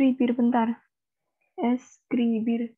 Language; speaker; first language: Spanish; non-native, learner; Indonesian